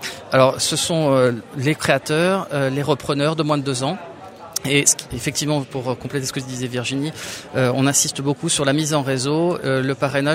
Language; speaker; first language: French; native; French